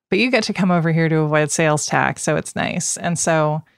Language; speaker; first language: English; native; English